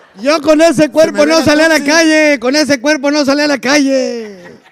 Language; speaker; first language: Spanish; native; Spanish